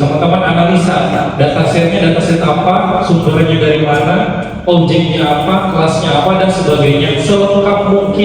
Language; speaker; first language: Indonesian; native; Indonesian